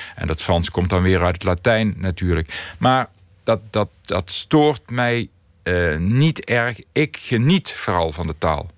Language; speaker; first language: Dutch; native; Dutch